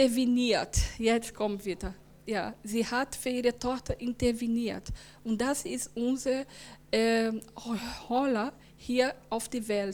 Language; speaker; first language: German; non-native, learner; Portuguese